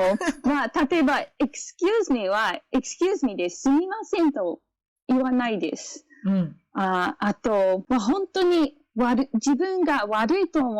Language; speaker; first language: Japanese; non-native, fluent; English